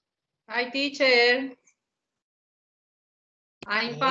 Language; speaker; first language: English; non-native, learner; Spanish